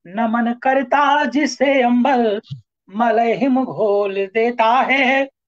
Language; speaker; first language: Hindi; native; Hindi